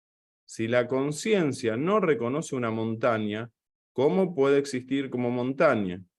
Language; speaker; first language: Spanish; native; Spanish